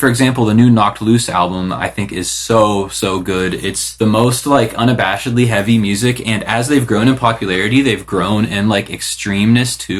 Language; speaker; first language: English; native; English